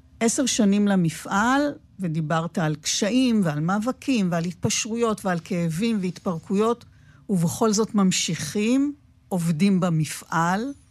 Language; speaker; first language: Hebrew; native; Hebrew